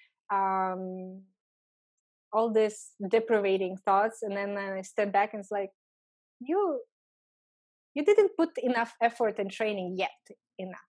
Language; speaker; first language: English; non-native, fluent; Lithuanian